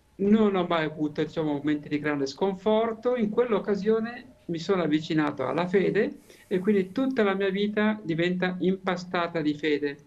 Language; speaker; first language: Italian; native; Italian